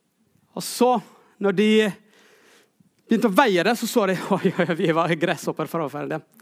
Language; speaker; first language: Norwegian; non-native, fluent; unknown